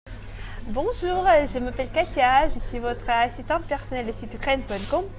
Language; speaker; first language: French; non-native, fluent; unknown